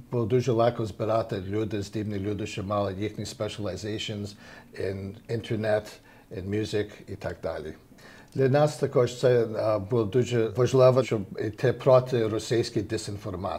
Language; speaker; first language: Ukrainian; early bilingual, heritage; Ukrainian